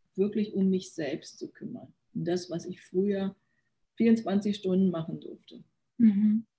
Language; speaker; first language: German; early bilingual, other home language; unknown